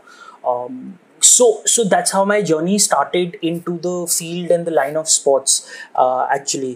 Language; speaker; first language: English; non-native, local second language; Hindi